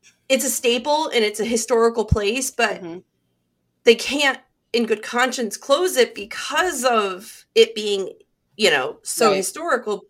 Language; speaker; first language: English; native; English